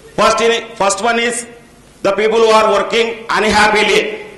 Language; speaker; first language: English; non-native, local second language; Telugu